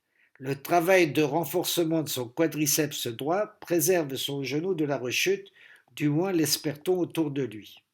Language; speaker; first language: French; native; French